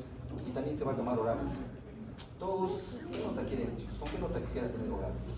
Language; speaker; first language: Spanish; native; Spanish